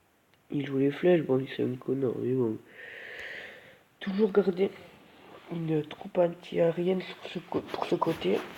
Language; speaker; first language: French; native; French